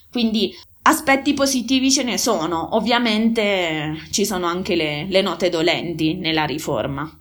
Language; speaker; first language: Italian; native; Italian